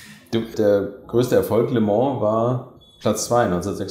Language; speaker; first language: German; native; German